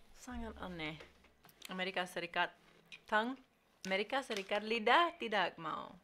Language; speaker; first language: Indonesian; non-native, learner; English